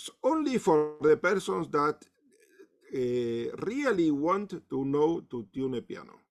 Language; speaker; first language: English; non-native, learner; Spanish